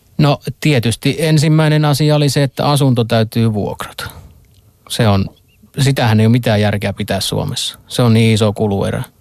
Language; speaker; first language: Finnish; native; Finnish